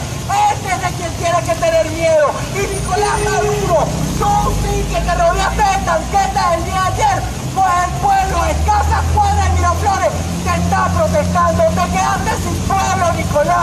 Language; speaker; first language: Spanish; native; Spanish